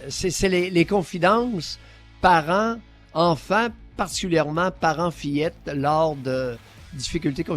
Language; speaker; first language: French; native; French